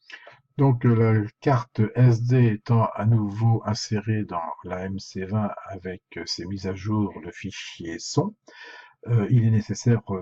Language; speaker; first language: French; native; French